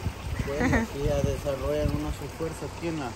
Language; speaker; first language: Spanish; native; Spanish